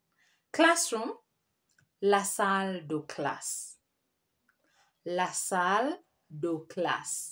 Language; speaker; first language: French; non-native, fluent; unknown